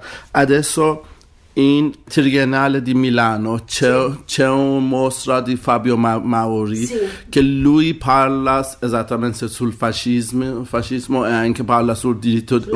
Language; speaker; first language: Italian; non-native, learner; Persian